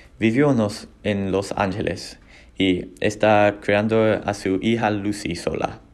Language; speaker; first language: Spanish; non-native, learner; English